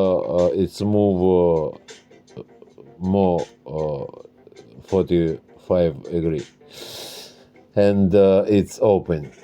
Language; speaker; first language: English; non-native, learner; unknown